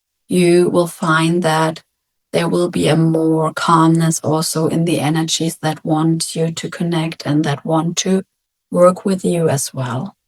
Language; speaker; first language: English; non-native, fluent; German